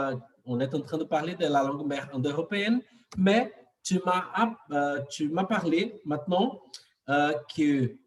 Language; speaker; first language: French; non-native, fluent; Portuguese